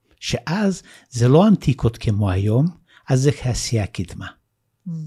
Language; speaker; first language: Hebrew; non-native, fluent; Russian